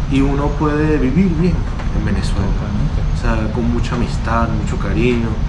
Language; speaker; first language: Spanish; native; Spanish